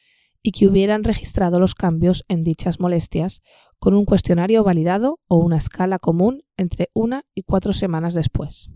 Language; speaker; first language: Spanish; native; Spanish